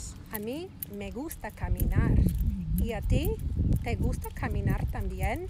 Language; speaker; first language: Spanish; non-native, fluent; English